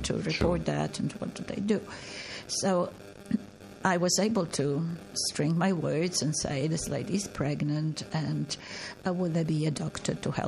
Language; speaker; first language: English; non-native, fluent; Polish